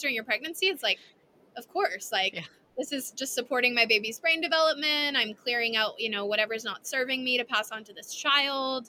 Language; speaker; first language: English; native; English